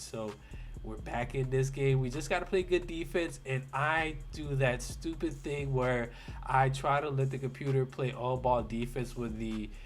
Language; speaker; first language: English; native; English